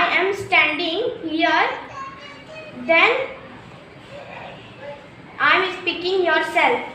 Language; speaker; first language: English; non-native, learner; Hindi